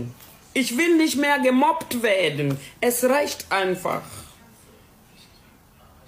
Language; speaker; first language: German; non-native, learner; Swahili